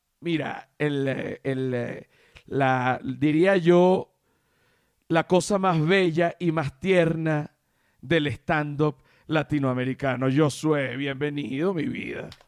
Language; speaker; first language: Spanish; native; Spanish